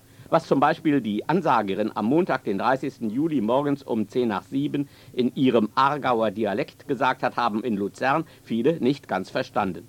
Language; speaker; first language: German; native; German